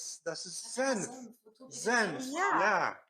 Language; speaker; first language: German; non-native, learner; Korean